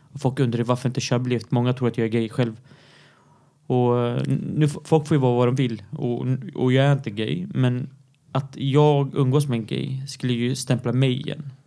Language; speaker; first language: Swedish; early bilingual, other home language; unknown